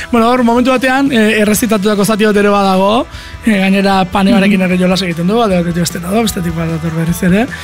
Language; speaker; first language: Basque; native; Basque